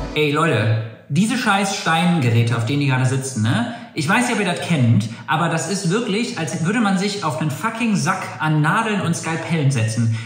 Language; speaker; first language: German; early bilingual, other home language; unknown